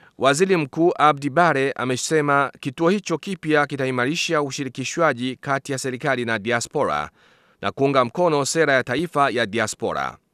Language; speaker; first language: Swahili; non-native, fluent; Chinese